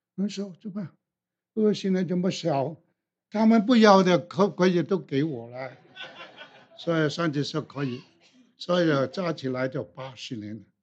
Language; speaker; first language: Chinese; non-native, local second language; Cantonese